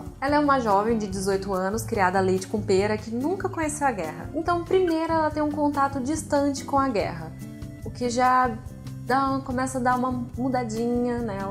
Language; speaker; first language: Portuguese; native; Portuguese